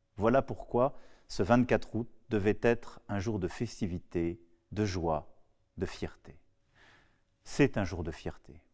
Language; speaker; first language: French; native; French